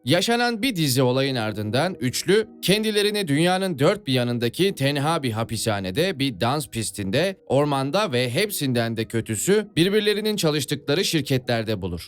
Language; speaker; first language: Turkish; native; Turkish